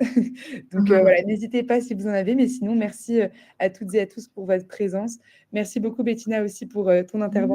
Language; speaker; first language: French; native; French